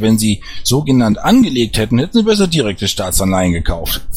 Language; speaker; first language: German; native; German